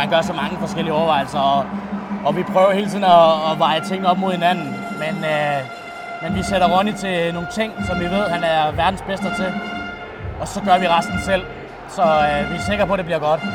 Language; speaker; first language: Danish; native; Danish